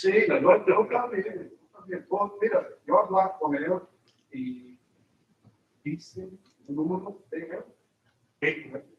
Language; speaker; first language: Spanish; non-native, learner; English